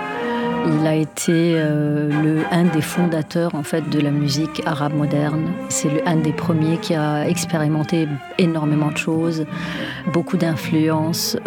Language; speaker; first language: French; non-native, local second language; Arabic